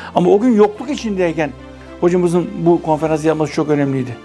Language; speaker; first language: Turkish; native; Turkish